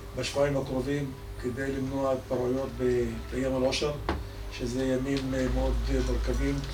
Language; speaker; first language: Hebrew; non-native, local second language; Arabic